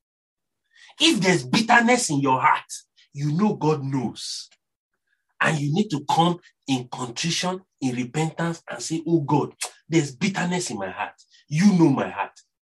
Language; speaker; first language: English; non-native, local second language; Yoruba